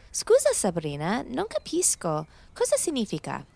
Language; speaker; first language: Italian; non-native, learner; English